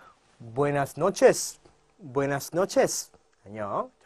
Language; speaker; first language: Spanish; non-native, fluent; Korean